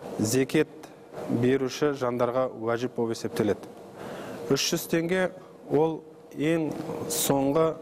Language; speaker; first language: Kazakh; native; Kazakh